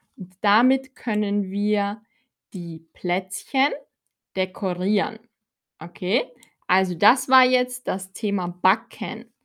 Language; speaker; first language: German; non-native, fluent; Filipino